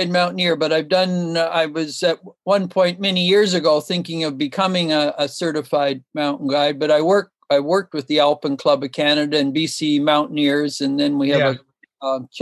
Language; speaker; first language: English; native; English